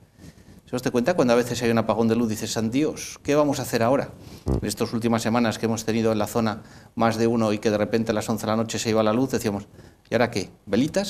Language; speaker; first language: Spanish; native; Spanish